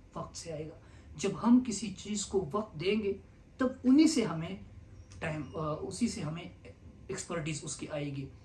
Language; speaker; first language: Urdu; non-native, local second language; Pashto